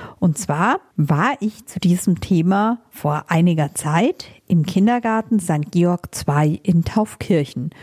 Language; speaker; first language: German; native; German